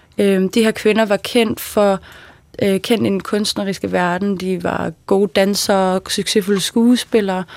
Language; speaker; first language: Danish; early bilingual, other home language; Persian